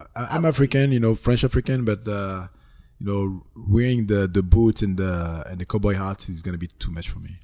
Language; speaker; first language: English; non-native, fluent; French